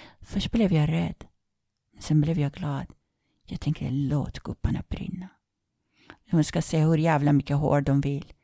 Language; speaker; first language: Swedish; non-native, fluent; Persian